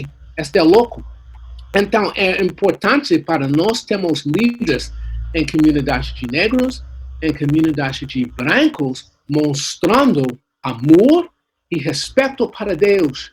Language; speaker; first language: Portuguese; non-native, learner; English